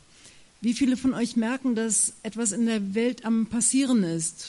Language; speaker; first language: German; native; German